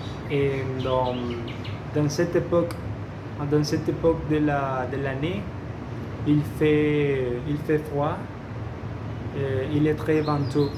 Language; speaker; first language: French; non-native, learner; Spanish